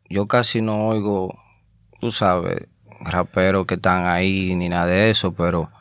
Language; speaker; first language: Spanish; native; Spanish